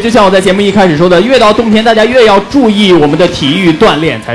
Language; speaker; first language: Chinese; native; Chinese